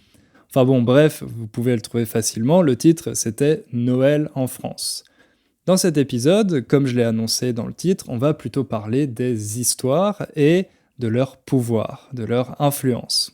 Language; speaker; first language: French; native; French